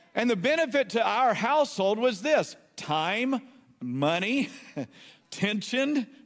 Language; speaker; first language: English; native; English